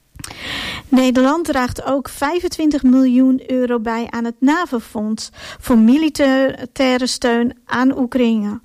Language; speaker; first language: Dutch; non-native, fluent; Ukrainian